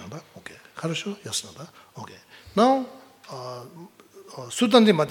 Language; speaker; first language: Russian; non-native, learner; Tibetan